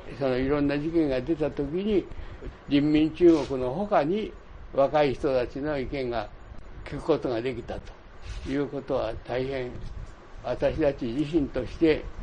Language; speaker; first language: Japanese; native; Japanese